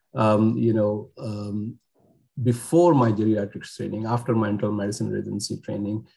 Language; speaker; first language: English; non-native, local second language; Urdu